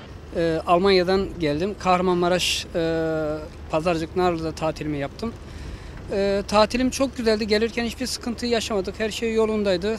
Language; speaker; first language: Turkish; early bilingual, heritage; Turkish